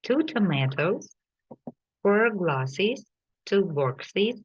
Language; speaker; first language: English; non-native, fluent; Ukrainian